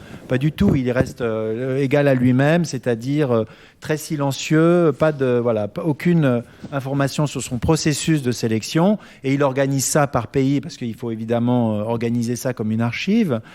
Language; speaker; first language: French; native; French